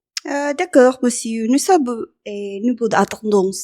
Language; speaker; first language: French; non-native, learner; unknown